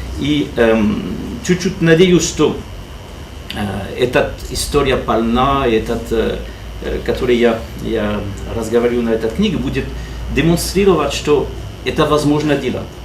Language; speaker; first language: Russian; non-native, learner; French